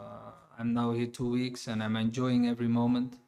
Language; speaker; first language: English; non-native, fluent; Dutch